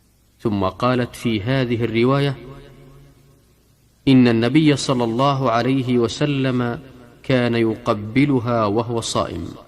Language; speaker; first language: Arabic; native; Arabic